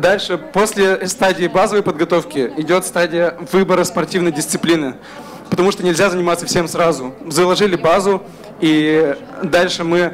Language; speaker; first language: Russian; native; Russian